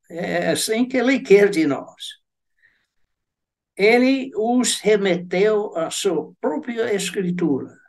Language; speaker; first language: Portuguese; non-native, fluent; English